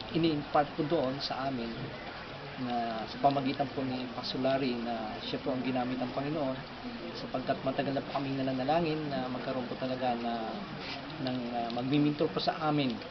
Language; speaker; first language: Filipino; native; Filipino